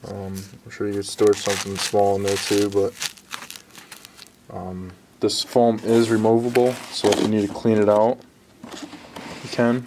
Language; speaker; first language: English; native; English